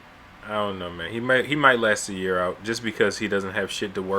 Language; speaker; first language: English; native; English